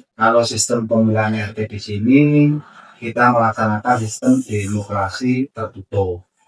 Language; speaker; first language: Indonesian; native; Indonesian